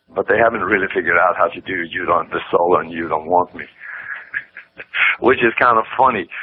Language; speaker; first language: English; non-native, fluent; Swedish